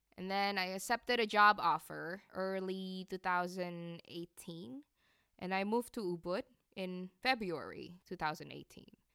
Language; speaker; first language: English; non-native, fluent; Indonesian